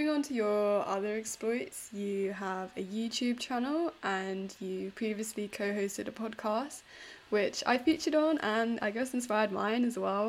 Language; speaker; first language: English; native; English